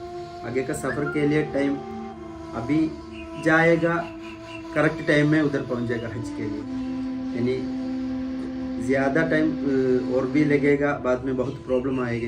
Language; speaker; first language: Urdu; non-native, local second language; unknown